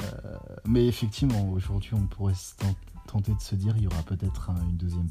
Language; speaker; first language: French; native; French